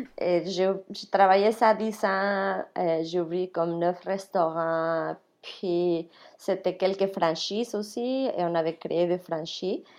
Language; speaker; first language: French; non-native, fluent; Spanish